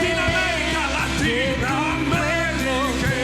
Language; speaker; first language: Spanish; non-native, local second language; Portuguese